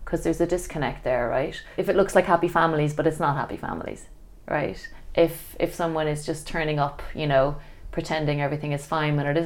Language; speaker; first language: English; native; English